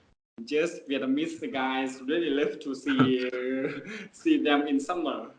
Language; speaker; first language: English; non-native, learner; Vietnamese